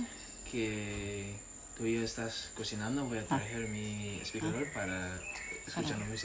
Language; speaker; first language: Spanish; non-native, learner; English